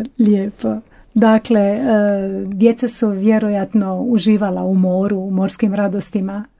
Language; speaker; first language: Croatian; native; Croatian